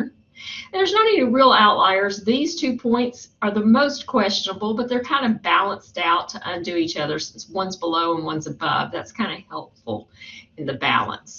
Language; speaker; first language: English; native; English